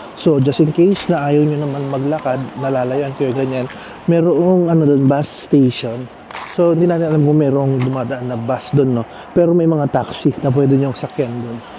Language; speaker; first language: Filipino; native; Filipino